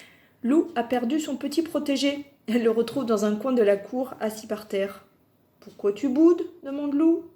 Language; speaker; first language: French; native; French